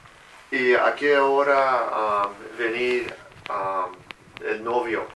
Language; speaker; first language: Spanish; non-native, learner; English